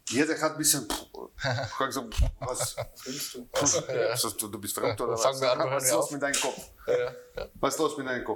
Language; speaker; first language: German; non-native, learner; Croatian